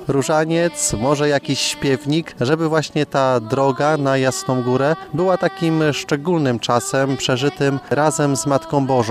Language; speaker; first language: Polish; native; Polish